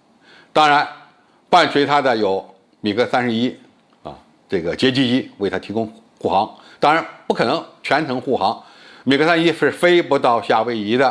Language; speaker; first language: Chinese; native; Chinese